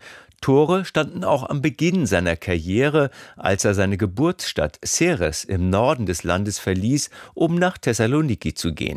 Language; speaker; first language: German; native; German